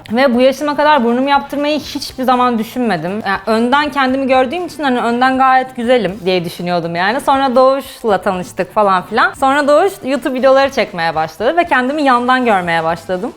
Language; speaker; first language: Turkish; early bilingual, heritage; Russian